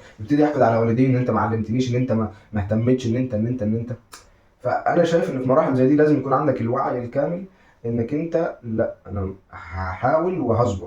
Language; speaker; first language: Arabic; native; Arabic